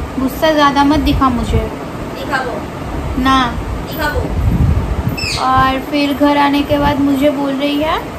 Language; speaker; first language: Hindi; non-native, local second language; Bangla